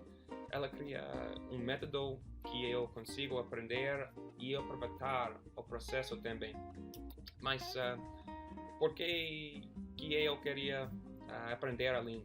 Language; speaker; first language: Portuguese; non-native, fluent; English